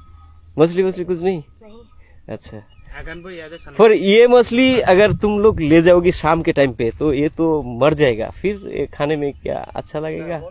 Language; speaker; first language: Hindi; non-native, learner; Bangla